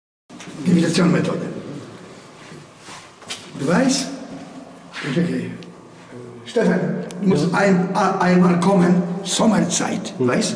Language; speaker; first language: German; non-native, learner; Polish